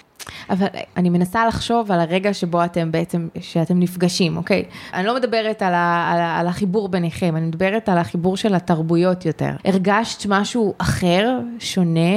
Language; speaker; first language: Hebrew; native; Hebrew